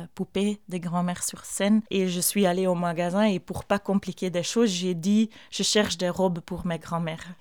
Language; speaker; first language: French; non-native, fluent; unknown